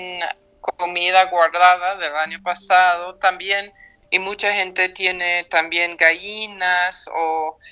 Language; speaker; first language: Spanish; non-native, fluent; English